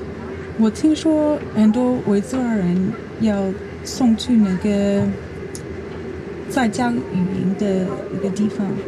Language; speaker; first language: Chinese; non-native, learner; English